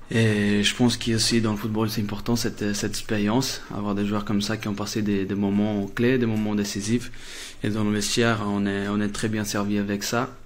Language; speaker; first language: French; non-native, fluent; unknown